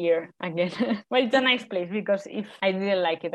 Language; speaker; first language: English; non-native, fluent; Spanish